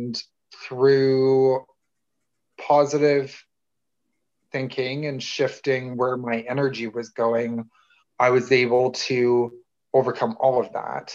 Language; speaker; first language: English; native; English